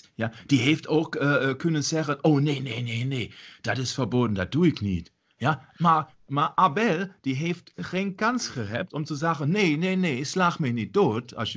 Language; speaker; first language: Dutch; non-native, fluent; German